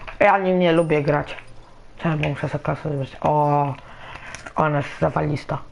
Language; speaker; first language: Polish; native; Polish